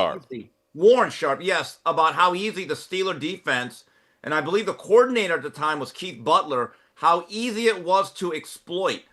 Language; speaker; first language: English; native; English